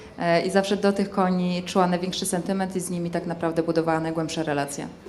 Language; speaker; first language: Polish; native; Polish